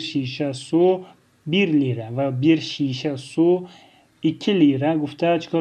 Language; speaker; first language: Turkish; non-native, fluent; Tajik